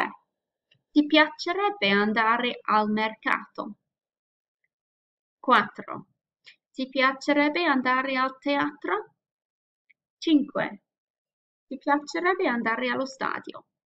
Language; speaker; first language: Italian; non-native, fluent; English